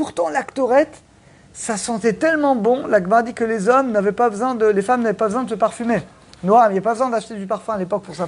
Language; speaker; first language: French; native; French